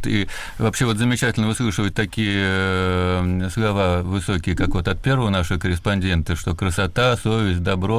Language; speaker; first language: Russian; native; Russian